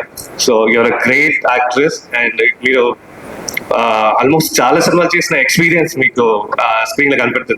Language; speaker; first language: Telugu; non-native, fluent; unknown